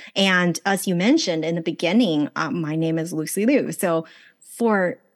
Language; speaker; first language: English; early bilingual, other home language; Chinese